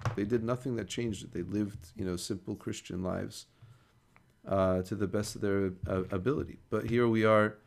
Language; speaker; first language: English; native; English